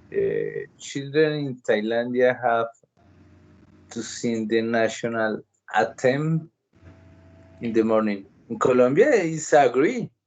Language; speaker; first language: English; non-native, learner; Spanish